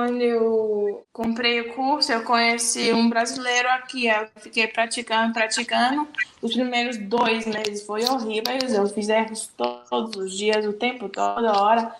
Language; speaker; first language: Portuguese; non-native, learner; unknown